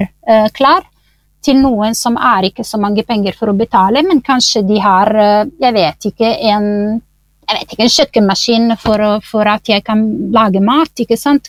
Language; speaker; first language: Norwegian; non-native, fluent; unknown